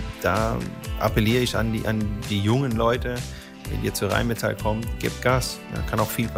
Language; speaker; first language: German; native; German